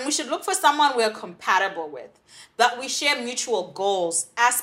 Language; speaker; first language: English; non-native, local second language; Shona